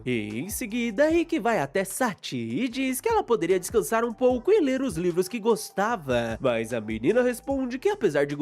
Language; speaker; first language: Portuguese; native; Portuguese